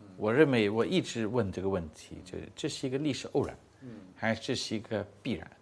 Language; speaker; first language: Chinese; non-native, fluent; English